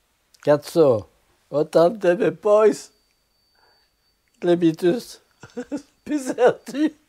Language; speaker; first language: Finnish; non-native, fluent; French